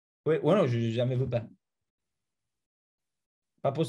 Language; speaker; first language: French; non-native, fluent; Spanish